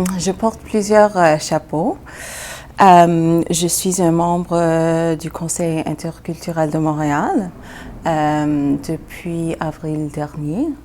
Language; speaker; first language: French; non-native, local second language; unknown